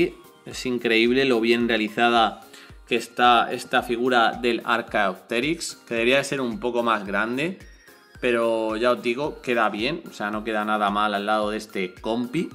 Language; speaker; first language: Spanish; native; Spanish